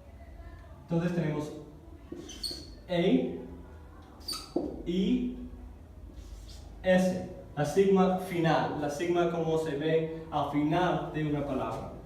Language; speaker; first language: Spanish; non-native, fluent; English